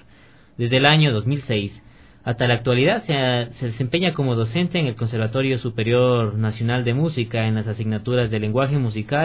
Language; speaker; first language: Spanish; native; Spanish